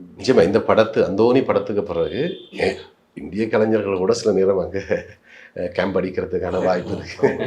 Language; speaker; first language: Tamil; native; Tamil